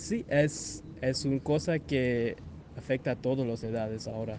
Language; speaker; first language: Spanish; non-native, learner; English